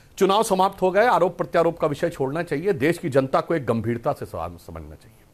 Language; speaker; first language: Hindi; native; Hindi